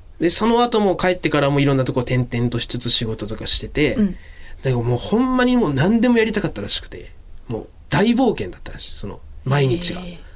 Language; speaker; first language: Japanese; native; Japanese